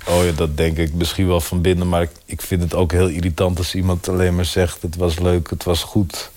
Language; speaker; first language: Dutch; native; Dutch